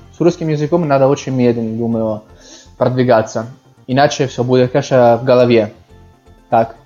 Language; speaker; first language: Russian; non-native, fluent; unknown